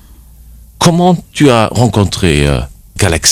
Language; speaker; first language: French; non-native, fluent; German